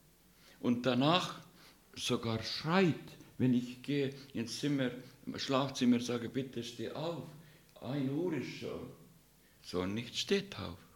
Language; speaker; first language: German; non-native, learner; Russian